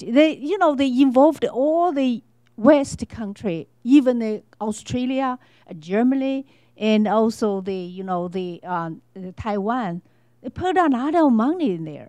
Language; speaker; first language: English; non-native, learner; Chinese